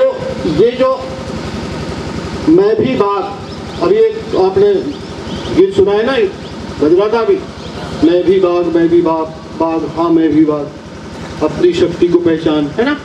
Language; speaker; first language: Hindi; native; Hindi